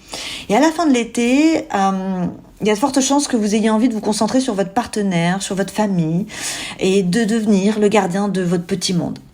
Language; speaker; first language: French; native; French